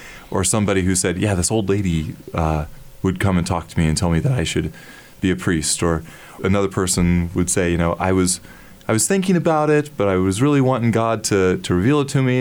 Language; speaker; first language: English; native; English